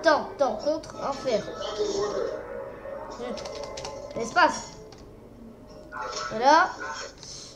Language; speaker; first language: French; native; French